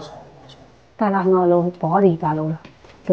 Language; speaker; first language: Chinese; native; Chinese